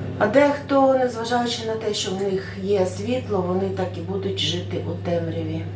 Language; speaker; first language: Ukrainian; non-native, local second language; Russian